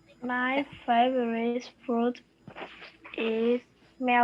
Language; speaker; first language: English; non-native, learner; Vietnamese